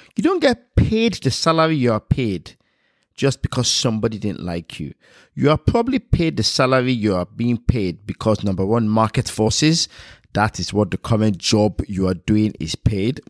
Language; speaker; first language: English; non-native, local second language; Yoruba